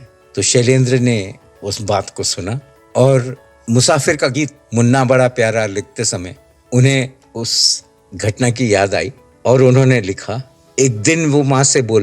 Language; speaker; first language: Hindi; native; Hindi